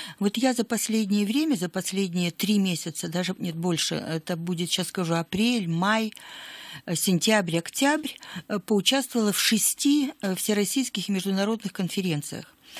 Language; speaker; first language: Russian; native; Russian